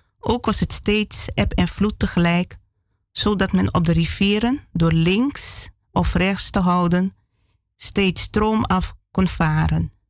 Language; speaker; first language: Dutch; native; Dutch